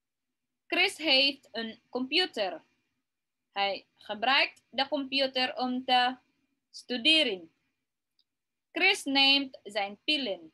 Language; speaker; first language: Dutch; non-native, learner; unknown